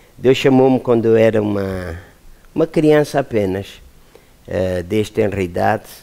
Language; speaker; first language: Portuguese; native; Portuguese